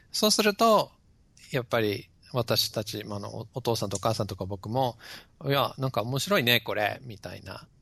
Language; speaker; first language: Japanese; non-native, fluent; English